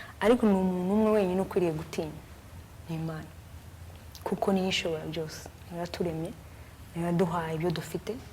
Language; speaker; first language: Kinyarwanda; early bilingual, heritage; Kinyarwanda